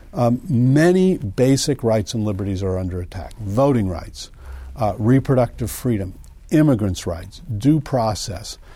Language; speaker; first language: English; native; English